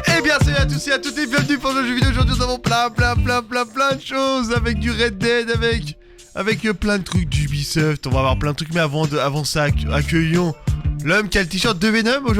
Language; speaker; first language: French; native; French